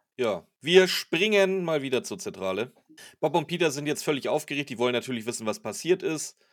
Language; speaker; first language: German; native; German